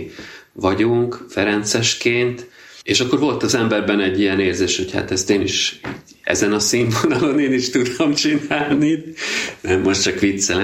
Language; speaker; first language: Hungarian; native; Hungarian